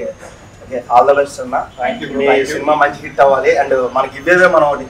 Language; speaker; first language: Telugu; native; Telugu